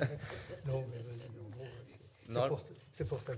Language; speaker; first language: French; native; French